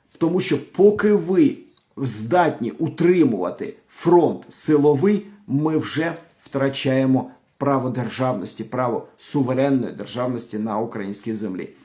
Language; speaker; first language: Ukrainian; non-native, local second language; Russian